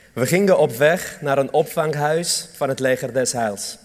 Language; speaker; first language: Dutch; early bilingual, other home language; Armenian